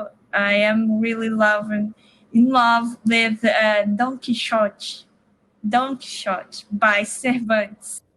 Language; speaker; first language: English; non-native, learner; Portuguese